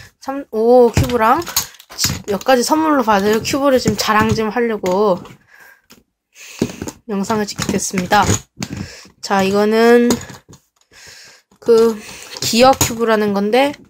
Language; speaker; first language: Korean; native; Korean